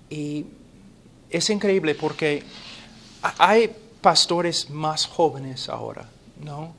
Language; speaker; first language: Spanish; non-native, fluent; English